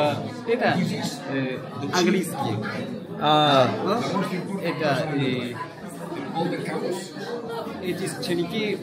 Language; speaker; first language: Russian; non-native, learner; Korean